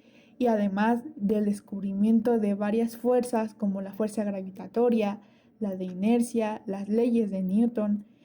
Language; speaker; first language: Spanish; native; Spanish